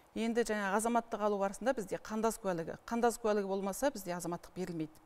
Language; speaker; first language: Kazakh; early bilingual, heritage; Kazakh